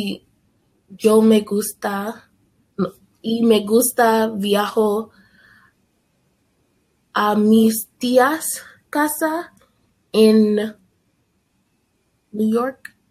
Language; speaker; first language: Spanish; non-native, learner; English